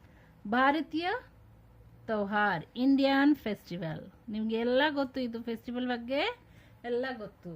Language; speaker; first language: Kannada; non-native, local second language; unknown